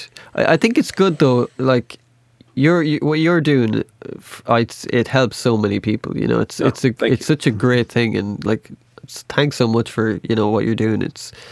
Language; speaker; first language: English; native; English